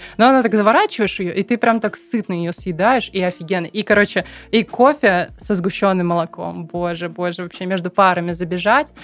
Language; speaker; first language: Russian; non-native, local second language; Tatar